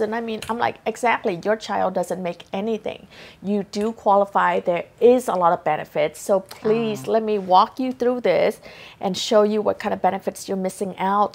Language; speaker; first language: English; early bilingual, other home language; Vietnamese